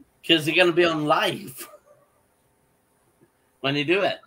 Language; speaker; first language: English; native; English